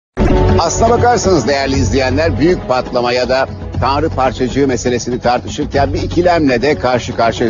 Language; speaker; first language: Turkish; native; Turkish